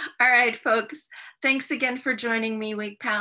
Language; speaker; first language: English; native; English